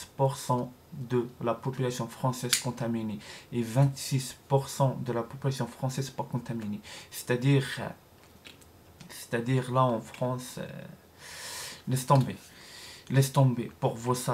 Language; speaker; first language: French; non-native, learner; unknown